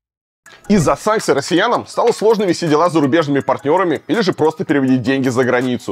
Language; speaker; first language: Russian; native; Russian